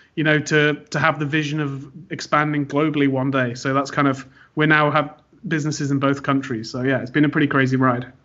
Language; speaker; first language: English; native; English